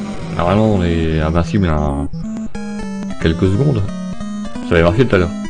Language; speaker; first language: French; native; French